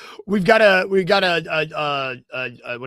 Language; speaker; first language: English; native; English